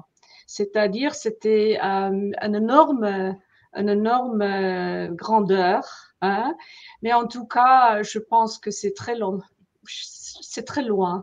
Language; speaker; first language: French; non-native, fluent; German